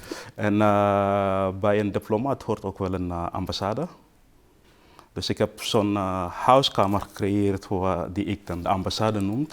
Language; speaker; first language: Dutch; non-native, fluent; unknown